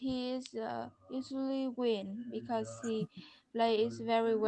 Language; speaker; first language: English; non-native, learner; Vietnamese